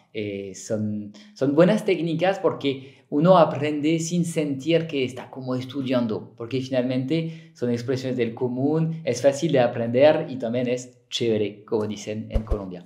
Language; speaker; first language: Spanish; non-native, fluent; French